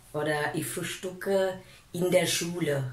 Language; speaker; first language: German; non-native, fluent; Indonesian